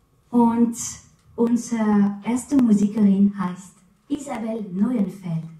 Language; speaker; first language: German; non-native, fluent; French